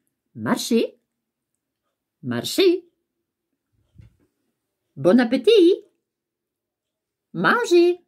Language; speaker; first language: French; non-native, fluent; Polish